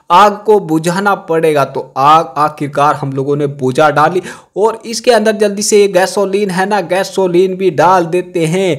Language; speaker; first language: Hindi; native; Hindi